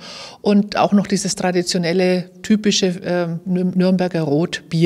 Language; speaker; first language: German; native; German